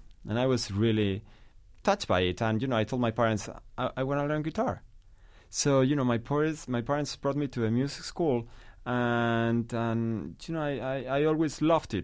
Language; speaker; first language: English; non-native, fluent; Spanish